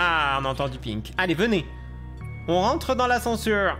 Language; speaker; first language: French; native; French